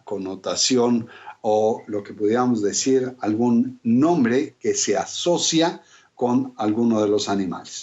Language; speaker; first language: Spanish; native; Spanish